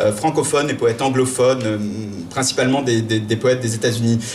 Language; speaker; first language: French; native; French